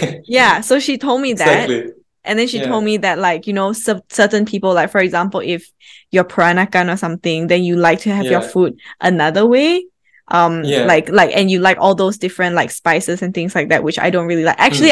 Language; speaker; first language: English; native; English